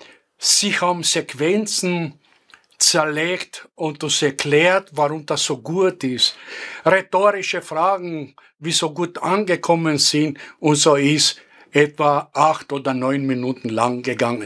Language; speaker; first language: German; non-native, fluent; Greek